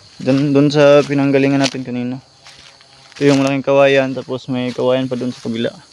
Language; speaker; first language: Filipino; non-native, local second language; Cebuano